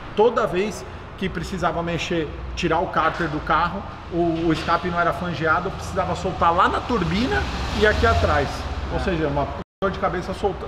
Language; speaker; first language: Portuguese; native; Portuguese